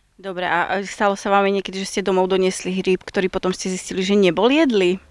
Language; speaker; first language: Slovak; native; Slovak